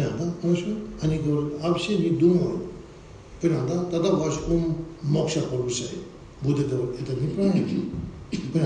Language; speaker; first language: Russian; non-native, learner; Tibetan